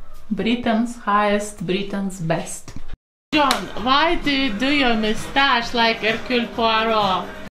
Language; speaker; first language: English; non-native, learner; Russian